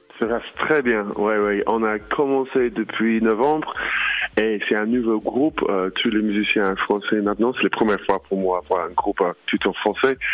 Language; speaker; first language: French; non-native, learner; English